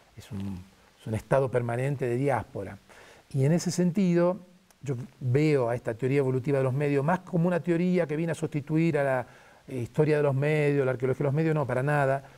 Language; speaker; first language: Spanish; native; Spanish